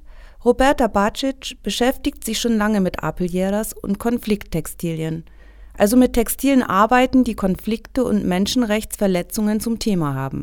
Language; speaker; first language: German; native; German